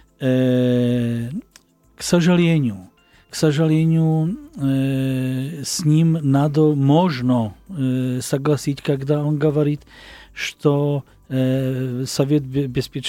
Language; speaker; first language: Russian; non-native, learner; Slovak